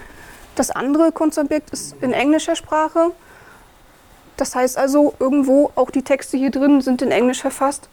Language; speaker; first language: German; native; German